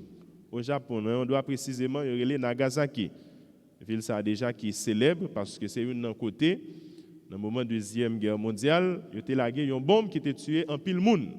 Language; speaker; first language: French; non-native, local second language; Haitian Creole